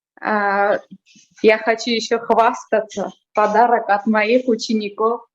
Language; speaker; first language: Russian; non-native, fluent; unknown